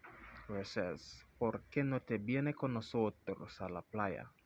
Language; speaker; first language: Spanish; non-native, fluent; English